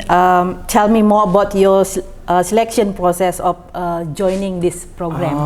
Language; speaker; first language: English; non-native, fluent; Indonesian